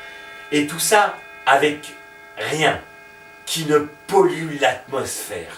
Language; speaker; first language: French; native; French